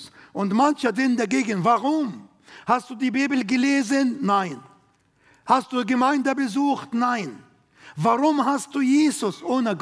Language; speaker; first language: German; non-native, learner; Arabic